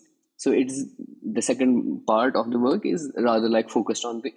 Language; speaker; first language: English; non-native, local second language; Kashmiri